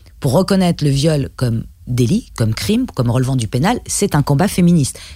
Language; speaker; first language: French; early bilingual, other home language; Persian